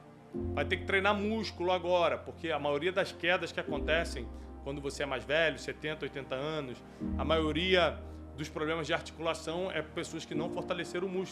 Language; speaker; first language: Portuguese; native; Portuguese